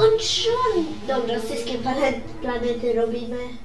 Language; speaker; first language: Polish; early bilingual, heritage; Polish